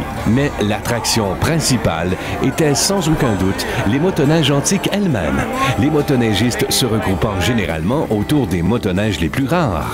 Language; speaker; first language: French; native; French